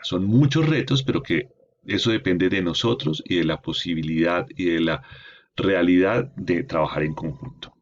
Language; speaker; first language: Spanish; native; Spanish